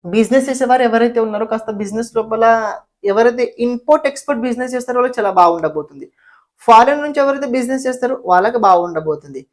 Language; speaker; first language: Telugu; non-native, local second language; Marathi